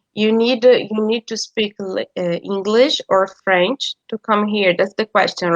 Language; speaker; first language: English; non-native, fluent; Portuguese